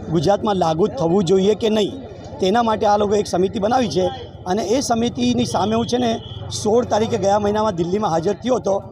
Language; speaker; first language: Gujarati; native; Gujarati